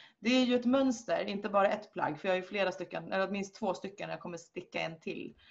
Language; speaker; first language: Swedish; native; Swedish